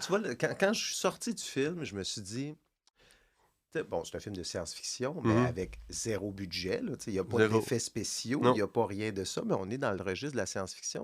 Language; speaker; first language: French; native; French